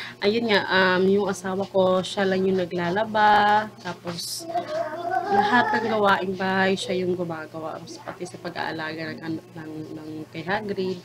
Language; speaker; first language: Filipino; non-native, local second language; Cebuano